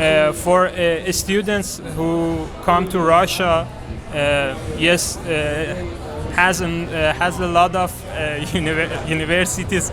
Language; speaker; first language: English; non-native, learner; Persian